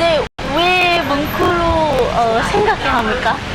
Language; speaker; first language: Korean; non-native, learner; Indonesian